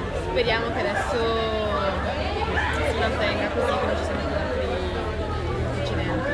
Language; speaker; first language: Italian; native; Italian